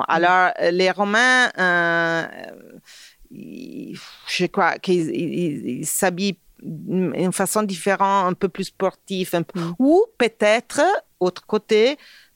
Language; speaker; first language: French; non-native, fluent; Italian